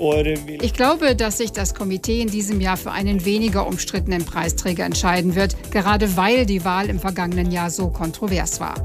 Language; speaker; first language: German; native; German